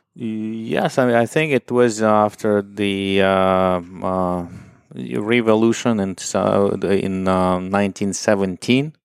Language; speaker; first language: English; non-native, fluent; Ukrainian